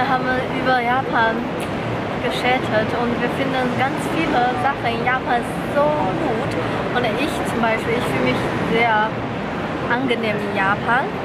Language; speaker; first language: German; non-native, fluent; Chinese